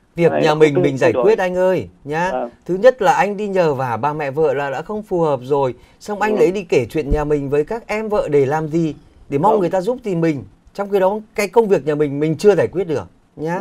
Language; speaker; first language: Vietnamese; native; Vietnamese